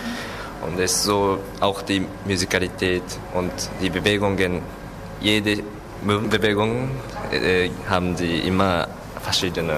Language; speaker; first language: German; non-native, learner; Japanese